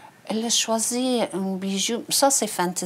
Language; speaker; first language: French; non-native, learner; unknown